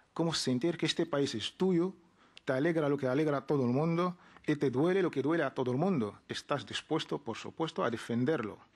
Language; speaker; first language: Spanish; non-native, fluent; Arabic